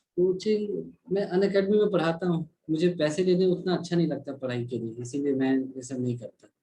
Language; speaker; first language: Hindi; native; Hindi